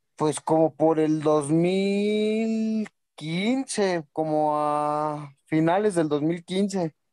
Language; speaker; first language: Spanish; native; Spanish